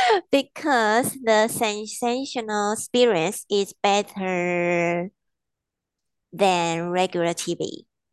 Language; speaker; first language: English; non-native, learner; Chinese